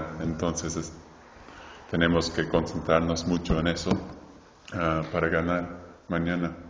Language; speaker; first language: Spanish; non-native, fluent; English